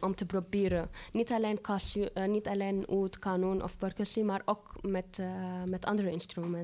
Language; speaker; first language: Dutch; non-native, fluent; Arabic